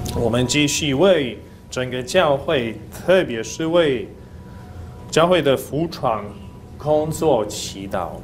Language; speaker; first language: Chinese; non-native, fluent; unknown